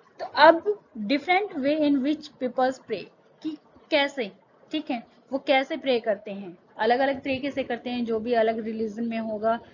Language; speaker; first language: Hindi; native; Hindi